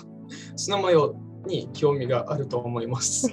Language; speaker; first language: Japanese; non-native, learner; Turkish